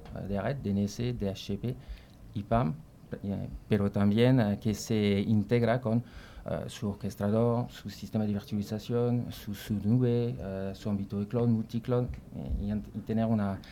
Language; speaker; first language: Spanish; non-native, fluent; French